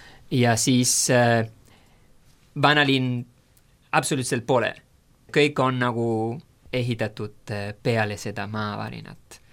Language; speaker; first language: Estonian; non-native, fluent; Spanish